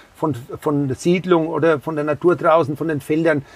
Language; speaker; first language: German; native; German